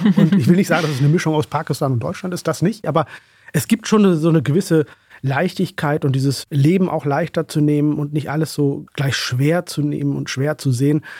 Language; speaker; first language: German; early bilingual, other home language; Urdu